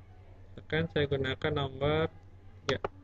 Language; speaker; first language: Indonesian; native; Indonesian